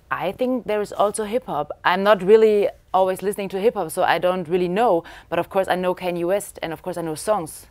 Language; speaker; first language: English; non-native, fluent; German